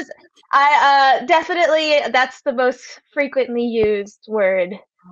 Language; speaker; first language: English; native; English